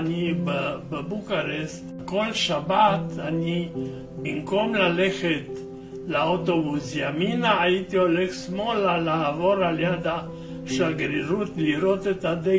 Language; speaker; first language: Hebrew; non-native, fluent; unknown